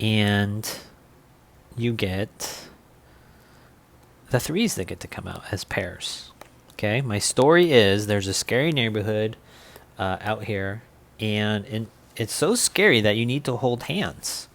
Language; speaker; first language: English; native; English